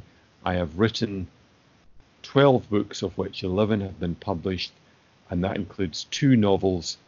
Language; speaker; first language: English; native; English